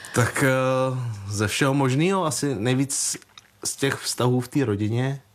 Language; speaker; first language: Czech; early bilingual, other home language; Vietnamese